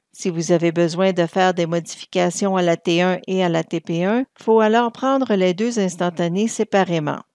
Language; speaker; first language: French; native; French